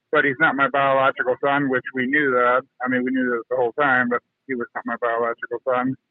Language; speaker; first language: English; native; English